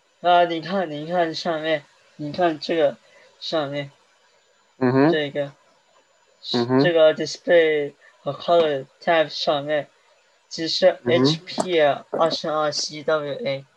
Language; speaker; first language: Chinese; early bilingual, heritage; Chinese